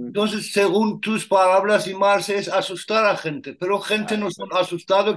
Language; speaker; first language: Spanish; non-native, learner; Persian